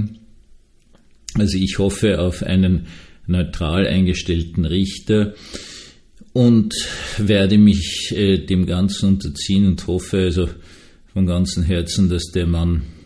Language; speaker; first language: German; native; German